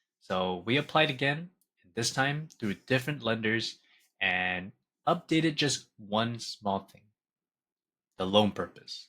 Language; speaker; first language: English; native; English